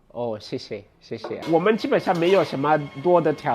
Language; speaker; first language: Chinese; non-native, fluent; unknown